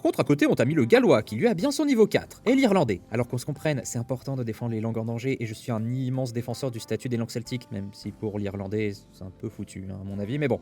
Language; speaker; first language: French; native; French